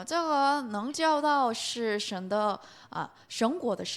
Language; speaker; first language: Chinese; non-native, learner; Korean